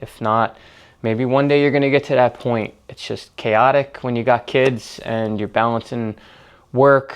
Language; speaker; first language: English; native; English